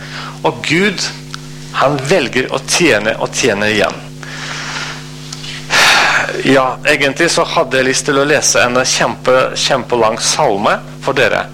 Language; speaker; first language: Norwegian; non-native, fluent; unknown